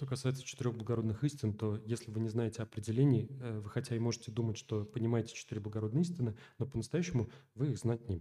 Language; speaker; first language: Russian; native; Russian